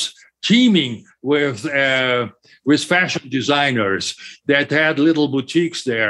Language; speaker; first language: English; non-native, fluent; German